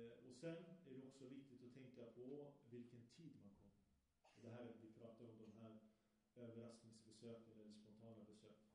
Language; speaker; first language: Swedish; early bilingual, other home language; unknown